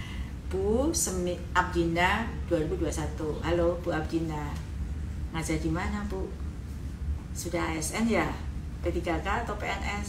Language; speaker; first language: Indonesian; native; Indonesian